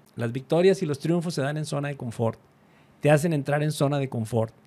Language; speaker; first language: Spanish; native; Spanish